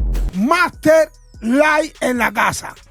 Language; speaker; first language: Spanish; native; Spanish